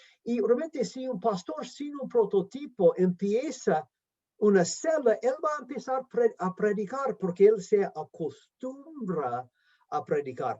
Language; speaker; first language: Spanish; non-native, fluent; English